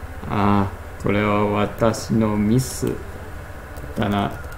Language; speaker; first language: Japanese; non-native, learner; English